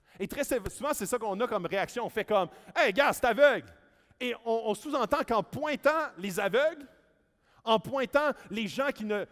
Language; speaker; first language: French; native; French